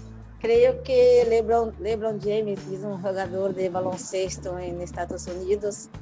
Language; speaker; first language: Spanish; non-native, learner; Portuguese